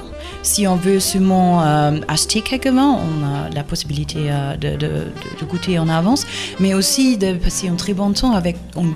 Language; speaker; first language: French; non-native, fluent; German